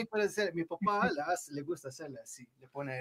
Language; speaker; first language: Spanish; non-native, learner; Arabic